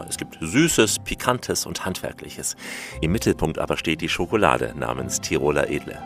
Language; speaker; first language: German; native; German